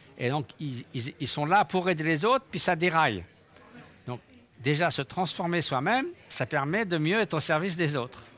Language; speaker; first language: French; native; French